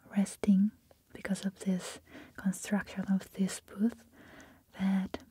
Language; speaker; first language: English; non-native, fluent; Korean